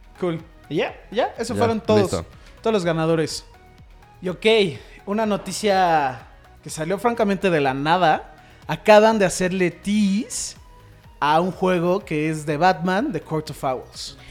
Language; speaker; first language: Spanish; native; Spanish